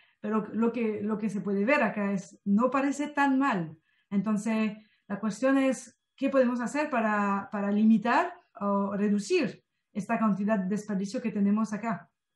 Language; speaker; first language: Spanish; non-native, fluent; French